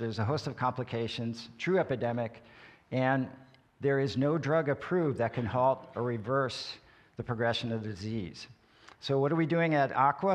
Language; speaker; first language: English; native; English